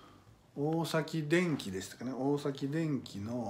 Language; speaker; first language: Japanese; native; Japanese